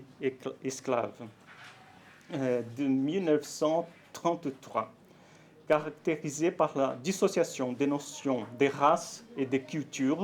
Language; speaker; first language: French; non-native, fluent; Portuguese